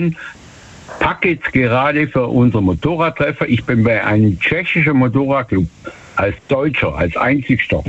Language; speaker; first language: German; native; German